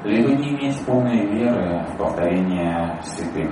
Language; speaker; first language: Russian; native; Russian